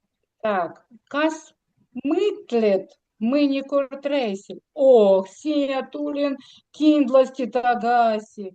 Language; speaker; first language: Estonian; non-native, learner; Russian